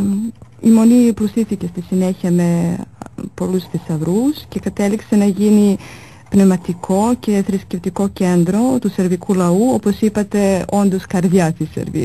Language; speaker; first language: Greek; non-native, fluent; Serbian